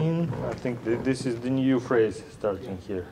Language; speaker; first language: English; non-native, learner; Russian